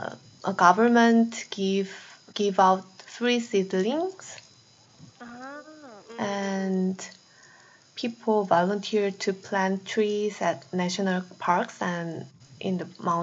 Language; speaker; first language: English; non-native, fluent; Korean